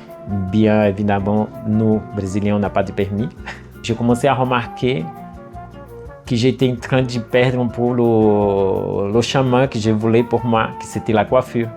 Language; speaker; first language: French; non-native, fluent; Portuguese